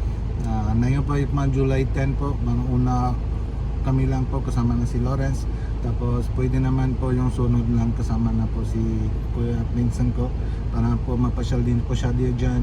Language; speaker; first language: Filipino; non-native, learner; Punjabi